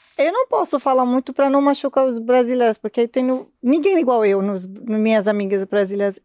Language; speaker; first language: Portuguese; non-native, learner; Arabic